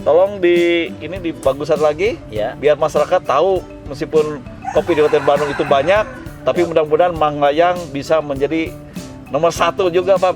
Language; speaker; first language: Indonesian; non-native, local second language; Sundanese